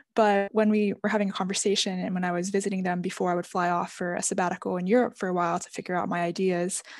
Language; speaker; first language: English; native; English